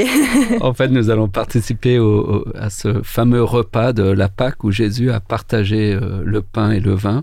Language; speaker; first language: French; native; French